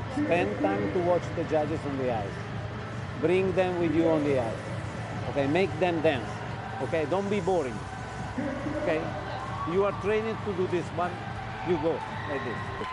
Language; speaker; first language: English; non-native, learner; Italian